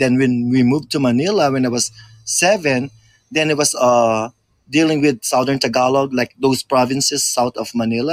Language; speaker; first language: English; non-native, local second language; Filipino